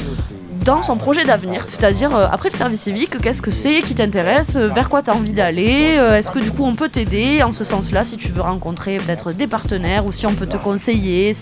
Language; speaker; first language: French; native; French